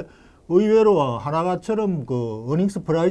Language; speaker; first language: Korean; native; Korean